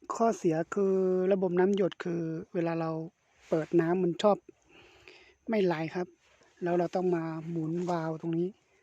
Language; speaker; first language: Thai; non-native, local second language; Hmong